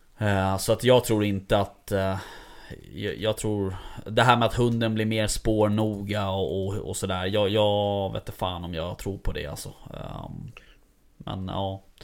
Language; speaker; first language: Swedish; native; Swedish